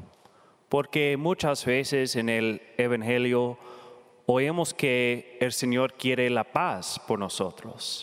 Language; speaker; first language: Spanish; non-native, learner; English